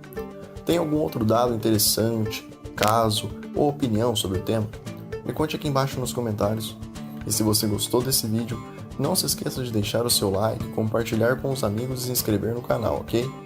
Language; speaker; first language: Portuguese; native; Portuguese